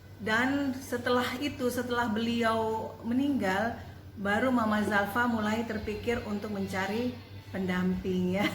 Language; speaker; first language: Indonesian; native; Indonesian